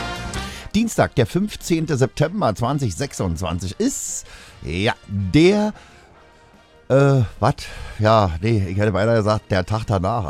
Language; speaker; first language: German; native; German